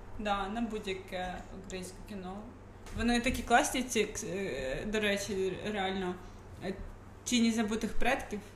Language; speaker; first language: Ukrainian; non-native, local second language; Russian